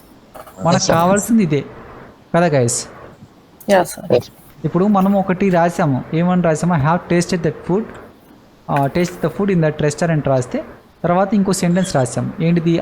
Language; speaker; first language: Telugu; native; Telugu